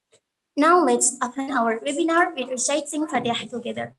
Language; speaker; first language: English; non-native, learner; Indonesian